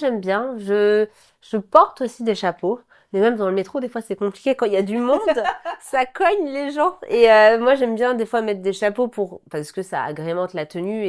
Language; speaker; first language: French; native; French